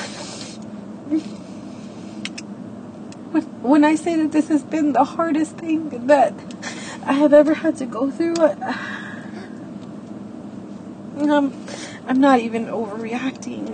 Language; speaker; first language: English; native; English